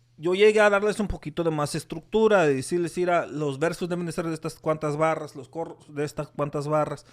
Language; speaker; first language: Spanish; early bilingual, heritage; Spanish